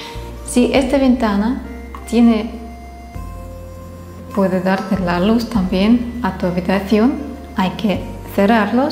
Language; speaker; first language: Spanish; non-native, fluent; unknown